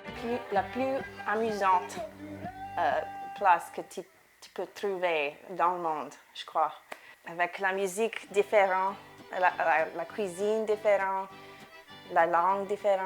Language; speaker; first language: French; non-native, learner; English